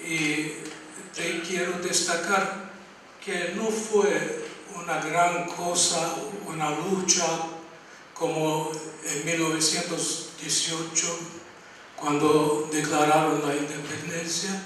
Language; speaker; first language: Spanish; non-native, fluent; Armenian